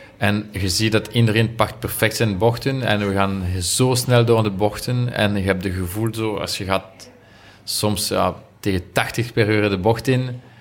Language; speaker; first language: Dutch; non-native, local second language; French